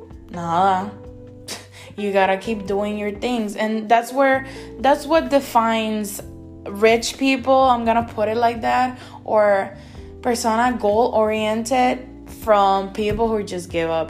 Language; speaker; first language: English; early bilingual, other home language; Spanish